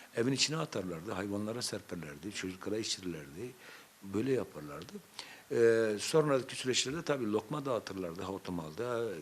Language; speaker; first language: Turkish; non-native, local second language; Zaza